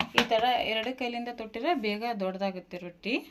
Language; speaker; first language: Kannada; native; Kannada